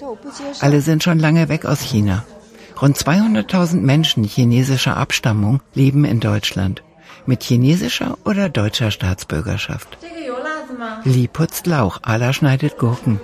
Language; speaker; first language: German; native; German